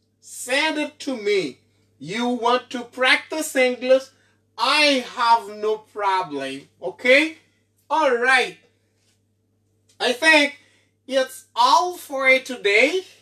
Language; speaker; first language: English; non-native, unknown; Haitian Creole